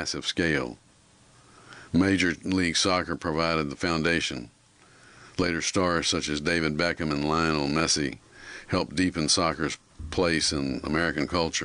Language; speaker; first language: English; native; English